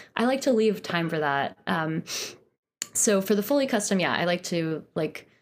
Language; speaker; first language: English; native; English